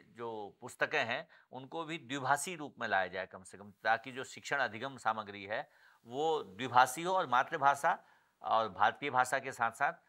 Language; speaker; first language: Hindi; native; Hindi